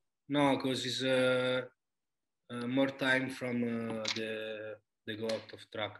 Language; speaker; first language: English; non-native, learner; Italian